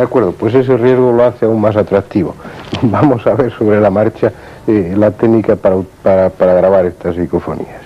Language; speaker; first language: Spanish; native; Spanish